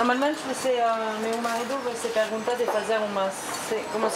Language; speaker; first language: Portuguese; non-native, learner; French